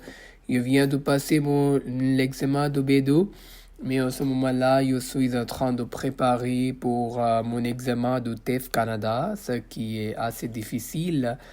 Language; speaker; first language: French; non-native, fluent; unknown